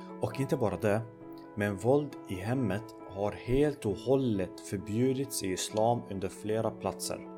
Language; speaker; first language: Swedish; early bilingual, other home language; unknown